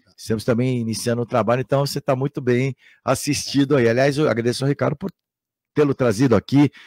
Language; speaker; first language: Portuguese; native; Portuguese